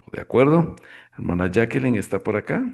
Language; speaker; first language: Spanish; native; Spanish